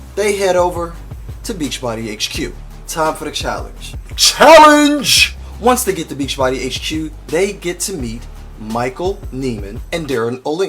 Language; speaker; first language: English; native; English